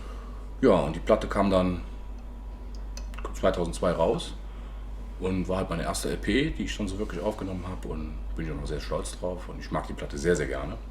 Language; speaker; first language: German; native; German